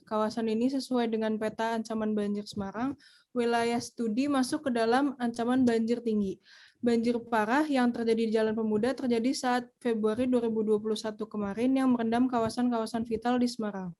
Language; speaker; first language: Indonesian; native; Indonesian